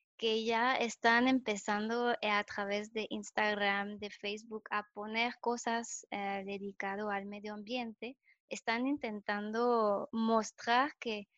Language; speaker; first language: Spanish; non-native, fluent; French